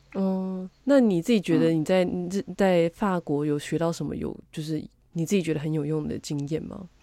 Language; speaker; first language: Chinese; native; Chinese